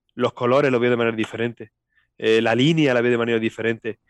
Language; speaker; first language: Spanish; native; Spanish